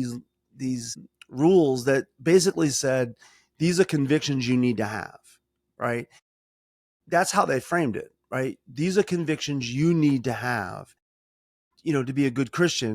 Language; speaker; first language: English; native; English